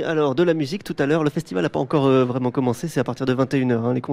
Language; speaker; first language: French; native; French